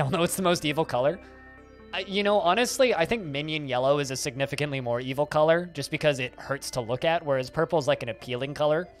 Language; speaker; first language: English; native; English